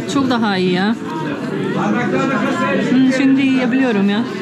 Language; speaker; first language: Turkish; non-native, fluent; Slovenian